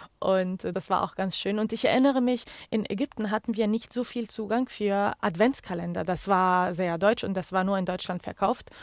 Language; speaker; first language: German; non-native, fluent; Arabic